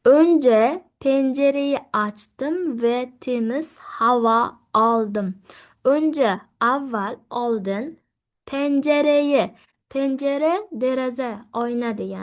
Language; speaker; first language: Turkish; non-native, fluent; Uzbek